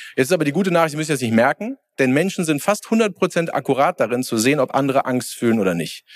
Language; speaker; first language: German; native; German